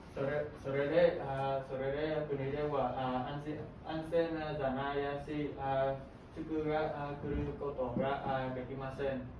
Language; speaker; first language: Japanese; non-native, learner; Burmese